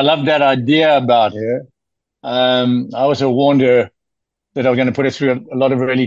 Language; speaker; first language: English; native; English